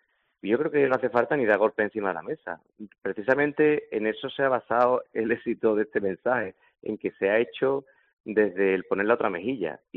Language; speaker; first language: Spanish; native; Spanish